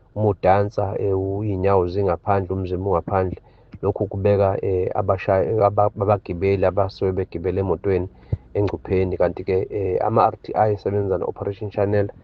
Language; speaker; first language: Zulu; native; Zulu